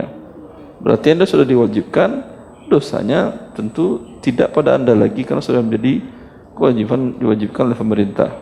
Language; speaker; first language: Indonesian; native; Indonesian